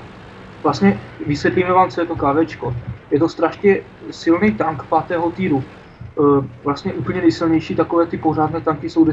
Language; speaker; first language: Czech; native; Czech